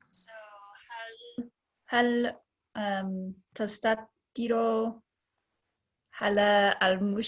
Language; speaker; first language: Arabic; non-native, learner; English